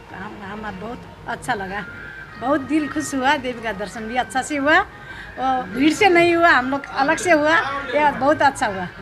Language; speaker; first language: Hindi; non-native, learner; Nepali